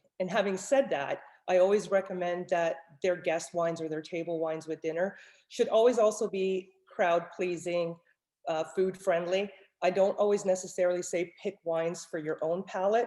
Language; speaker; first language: English; native; English